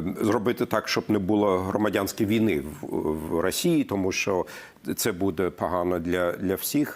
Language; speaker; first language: Ukrainian; non-native, fluent; German